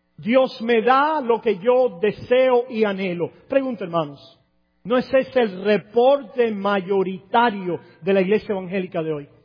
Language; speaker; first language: Spanish; native; Spanish